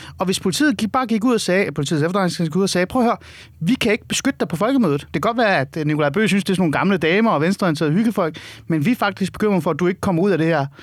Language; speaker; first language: Danish; early bilingual, other home language; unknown